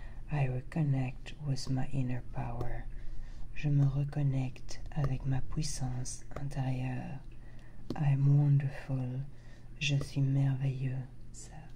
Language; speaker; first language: French; native; French